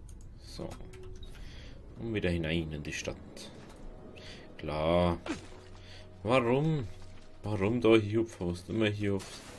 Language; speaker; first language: German; native; German